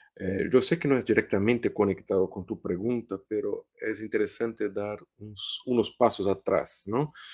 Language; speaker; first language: Spanish; non-native, fluent; Portuguese